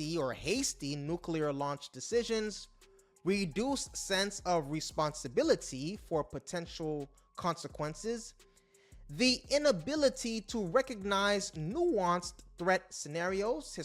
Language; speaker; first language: English; native; English